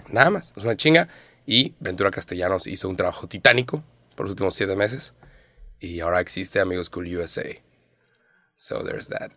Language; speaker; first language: Spanish; native; Spanish